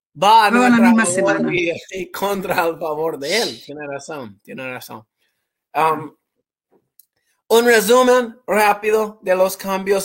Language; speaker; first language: Spanish; non-native, fluent; English